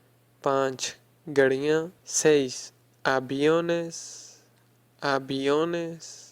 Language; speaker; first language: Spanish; non-native, fluent; Urdu